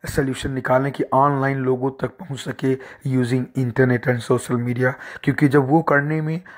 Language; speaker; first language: Hindi; native; Hindi